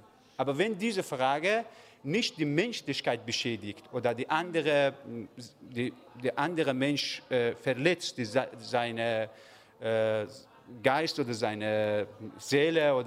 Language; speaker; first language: German; non-native, learner; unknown